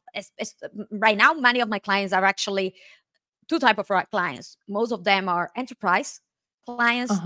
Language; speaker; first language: English; non-native, fluent; Spanish